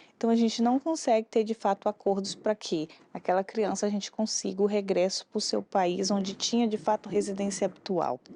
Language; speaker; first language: Portuguese; native; Portuguese